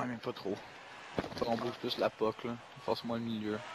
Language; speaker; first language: French; native; French